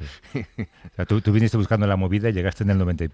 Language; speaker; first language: Spanish; native; Spanish